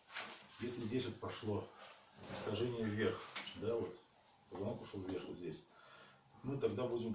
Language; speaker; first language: Russian; native; Russian